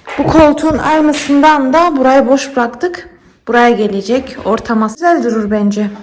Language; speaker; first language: Turkish; early bilingual, heritage; Turkish